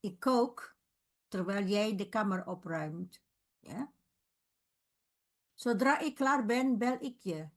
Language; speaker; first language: Dutch; non-native, fluent; Indonesian